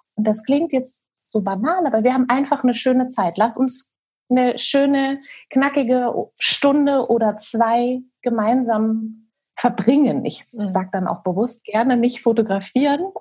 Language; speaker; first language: German; native; German